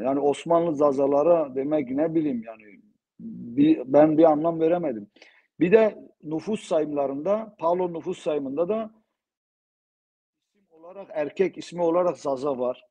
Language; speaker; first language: Turkish; non-native, local second language; Zaza